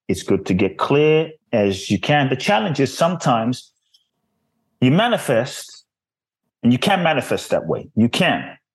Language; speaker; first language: English; native; English